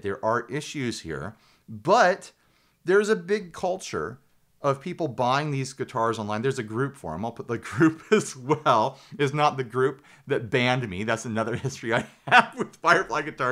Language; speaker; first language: English; native; English